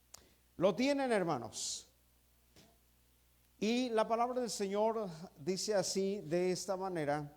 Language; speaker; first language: Spanish; native; Spanish